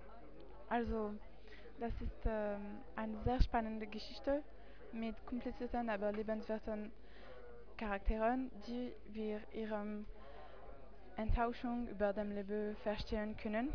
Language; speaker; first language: German; non-native, learner; French